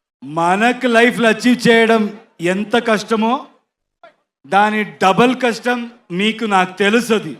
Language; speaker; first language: Telugu; non-native, learner; Kannada